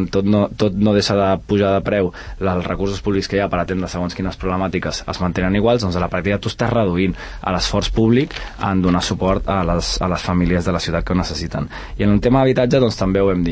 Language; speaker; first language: Catalan; native; Catalan